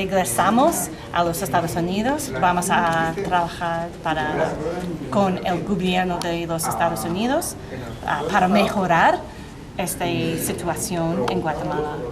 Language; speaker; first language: Spanish; non-native, learner; English